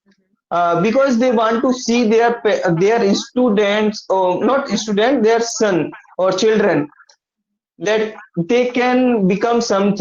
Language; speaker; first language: English; non-native, learner; Hindi